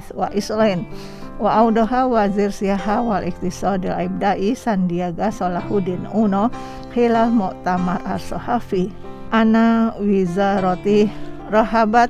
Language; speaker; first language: Arabic; non-native, fluent; Indonesian